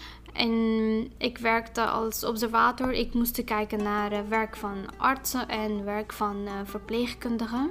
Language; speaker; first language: Dutch; non-native, fluent; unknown